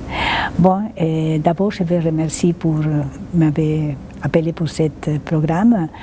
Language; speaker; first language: French; non-native, fluent; Spanish